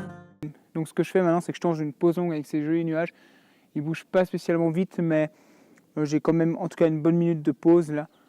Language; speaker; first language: French; native; French